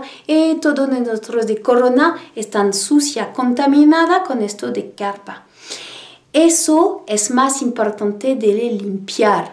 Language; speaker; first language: Spanish; non-native, learner; French